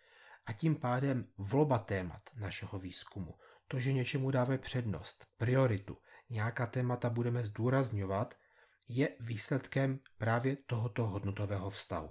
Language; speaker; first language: Czech; native; Czech